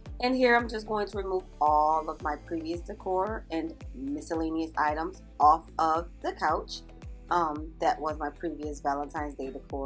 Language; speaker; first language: English; native; English